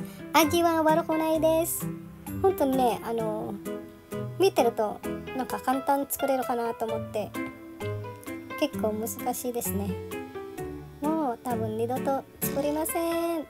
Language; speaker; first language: Japanese; non-native, fluent; Filipino